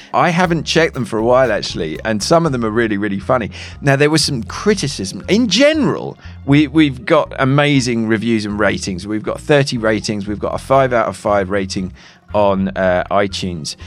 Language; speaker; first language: English; native; English